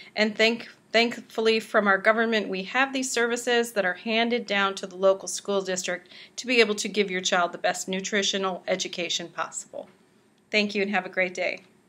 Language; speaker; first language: English; native; English